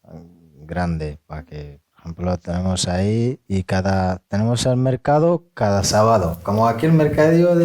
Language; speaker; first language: Spanish; non-native, fluent; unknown